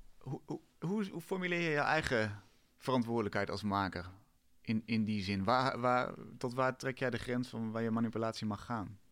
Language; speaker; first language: Dutch; native; Dutch